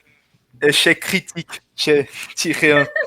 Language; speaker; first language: French; non-native, learner; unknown